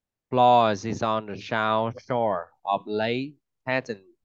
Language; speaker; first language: English; non-native, fluent; Vietnamese